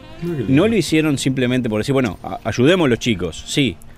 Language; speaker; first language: Spanish; native; Spanish